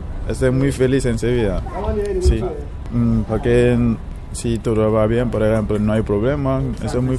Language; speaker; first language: Spanish; non-native, learner; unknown